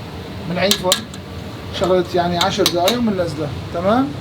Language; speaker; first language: Arabic; native; Arabic